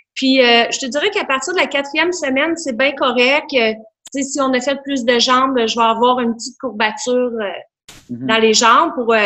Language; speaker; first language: French; native; French